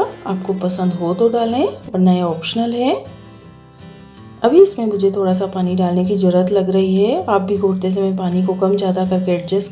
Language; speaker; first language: Hindi; native; Hindi